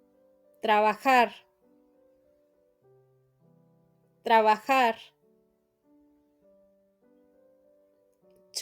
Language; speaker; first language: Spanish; non-native, fluent; English